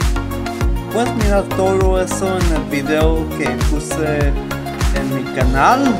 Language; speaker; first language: Spanish; non-native, learner; English